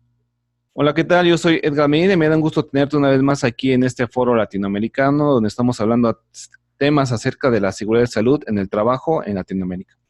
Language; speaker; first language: Spanish; native; Spanish